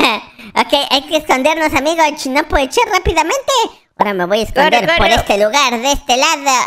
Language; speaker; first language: Spanish; native; Spanish